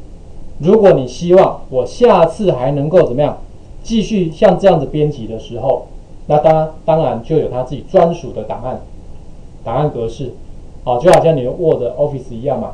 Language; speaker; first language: Chinese; native; Chinese